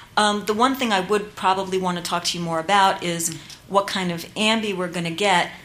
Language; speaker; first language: English; native; English